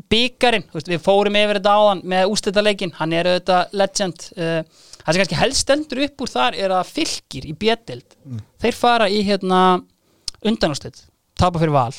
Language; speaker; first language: Icelandic; native; Icelandic